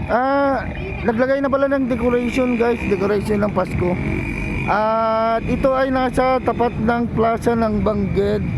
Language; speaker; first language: Filipino; non-native, local second language; Iloko